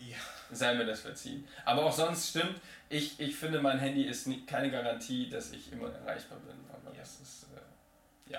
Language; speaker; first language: German; native; German